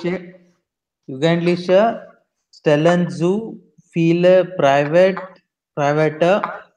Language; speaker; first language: German; non-native, learner; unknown